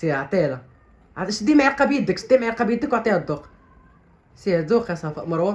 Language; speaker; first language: Arabic; native; Arabic